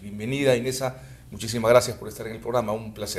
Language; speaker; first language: Spanish; native; Spanish